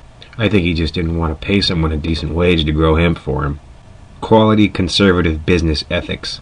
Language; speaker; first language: English; native; English